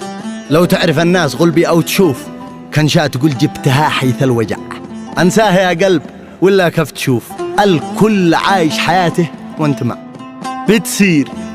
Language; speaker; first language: Arabic; native; Arabic